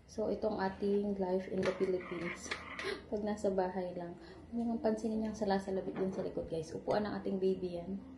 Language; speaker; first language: Filipino; native; Filipino